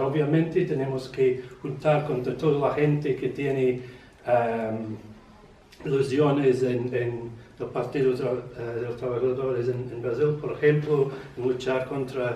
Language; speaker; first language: Spanish; non-native, learner; English